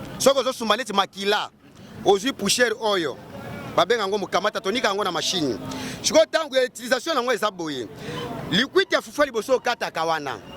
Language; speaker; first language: Lingala; non-native, local second language; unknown